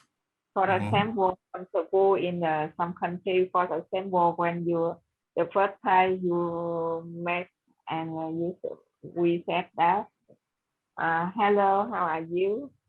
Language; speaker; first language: English; non-native, learner; Vietnamese